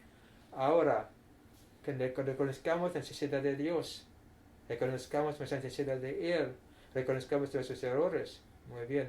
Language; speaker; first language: Spanish; non-native, fluent; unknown